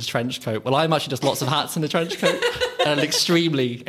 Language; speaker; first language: English; native; English